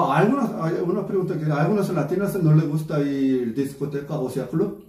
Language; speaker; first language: Spanish; non-native, learner; Korean